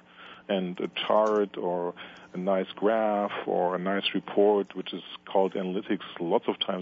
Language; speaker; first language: English; non-native, fluent; Italian